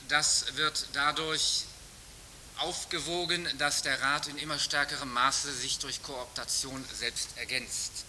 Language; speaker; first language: German; native; German